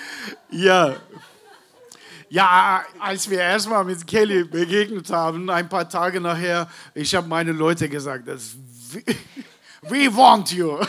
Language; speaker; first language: German; non-native, learner; Turkish